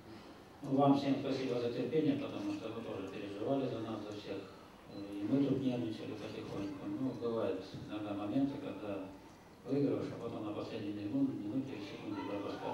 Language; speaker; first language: Russian; native; Russian